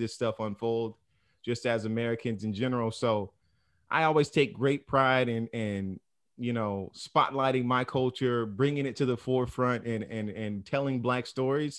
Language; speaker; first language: English; native; English